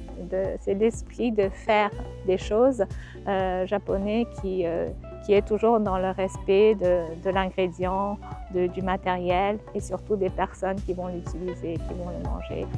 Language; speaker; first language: French; non-native, fluent; Japanese